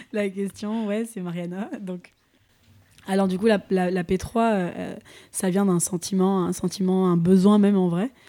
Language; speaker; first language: French; early bilingual, other home language; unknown